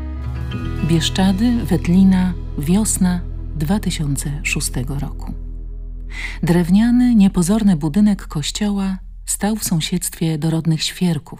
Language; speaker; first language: Polish; native; Polish